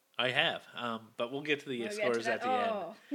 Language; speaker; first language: English; native; English